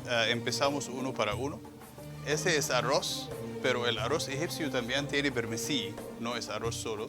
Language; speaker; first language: Spanish; non-native, fluent; Arabic